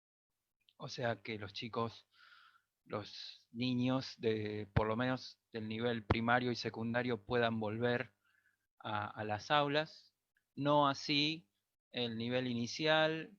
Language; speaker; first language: Spanish; native; Spanish